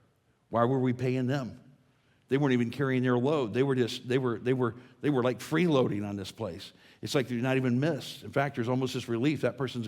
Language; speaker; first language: English; native; English